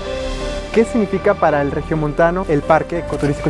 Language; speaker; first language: Spanish; native; Spanish